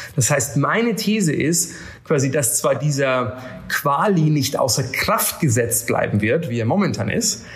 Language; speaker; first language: German; native; German